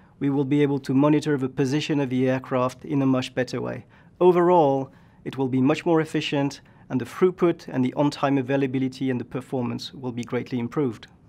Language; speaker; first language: English; non-native, fluent; French